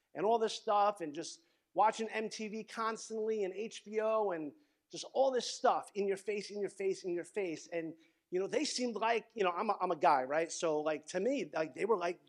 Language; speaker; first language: English; native; English